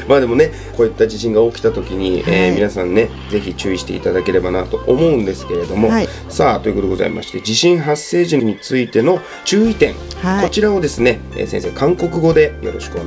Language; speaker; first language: Japanese; native; Japanese